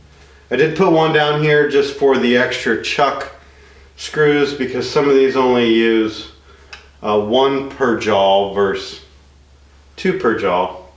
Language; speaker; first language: English; native; English